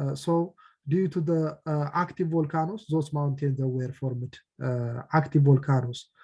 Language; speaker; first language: English; non-native, local second language; Amharic